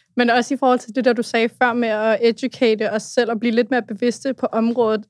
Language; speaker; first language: Danish; early bilingual, other home language; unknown